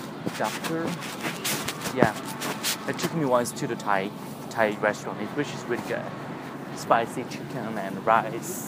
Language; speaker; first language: English; non-native, fluent; Chinese